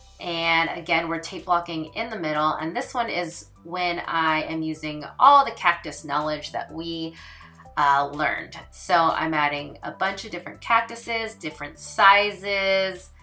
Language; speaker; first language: English; native; English